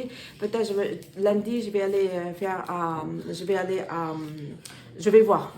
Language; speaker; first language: French; non-native, learner; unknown